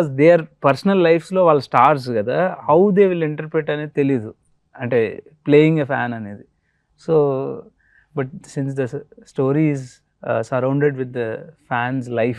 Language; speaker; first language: Telugu; native; Telugu